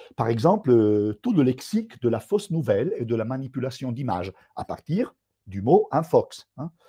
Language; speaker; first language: French; non-native, fluent; Italian